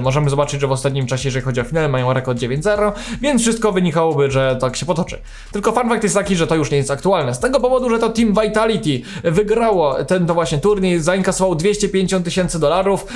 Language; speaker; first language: Polish; native; Polish